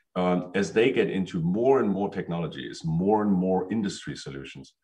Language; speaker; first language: English; non-native, fluent; German